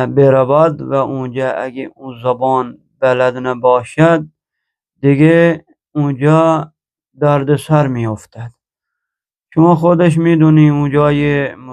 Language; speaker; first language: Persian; non-native, fluent; Urdu